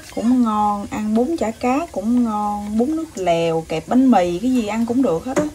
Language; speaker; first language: Vietnamese; native; Vietnamese